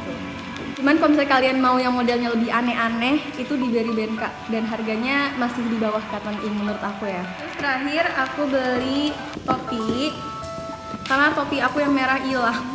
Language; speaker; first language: Indonesian; native; Indonesian